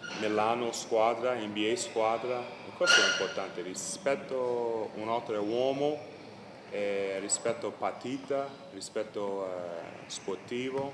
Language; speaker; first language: Italian; non-native, learner; English